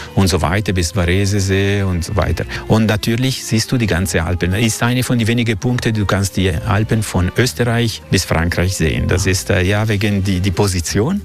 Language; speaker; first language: German; non-native, local second language; Italian